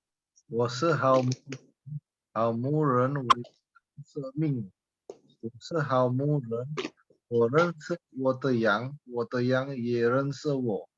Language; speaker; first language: Chinese; non-native, learner; Indonesian